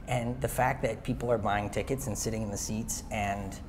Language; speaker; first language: English; native; English